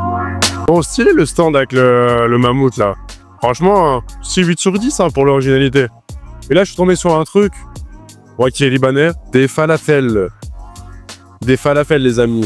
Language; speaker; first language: French; native; French